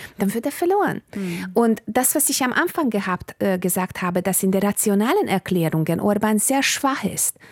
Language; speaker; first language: German; non-native, fluent; Bulgarian